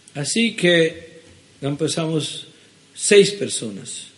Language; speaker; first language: Spanish; early bilingual, heritage; Spanish